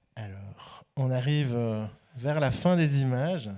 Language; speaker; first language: French; native; French